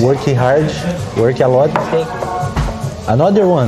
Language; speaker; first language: English; non-native, learner; Portuguese